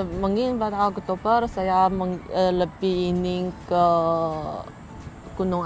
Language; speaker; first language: Indonesian; non-native, learner; Chinese